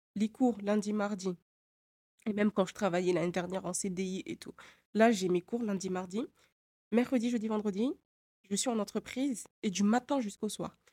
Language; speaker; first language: French; native; French